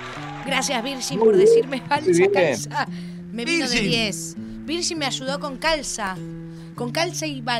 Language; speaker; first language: Spanish; native; Spanish